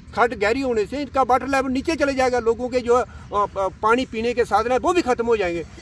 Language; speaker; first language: Hindi; native; Hindi